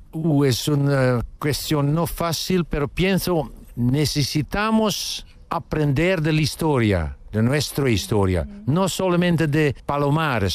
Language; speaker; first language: Spanish; non-native, learner; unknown